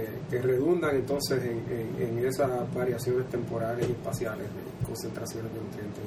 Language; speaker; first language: Spanish; native; Spanish